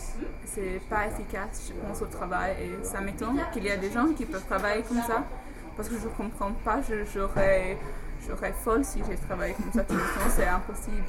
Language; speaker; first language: French; non-native, fluent; English